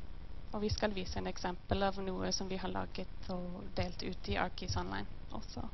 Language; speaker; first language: Norwegian; non-native, learner; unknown